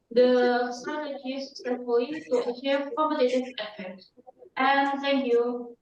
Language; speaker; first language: English; non-native, learner; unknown